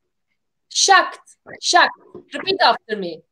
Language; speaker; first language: English; non-native, fluent; Turkish